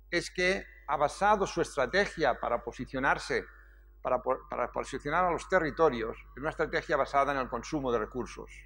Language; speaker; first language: Spanish; native; Spanish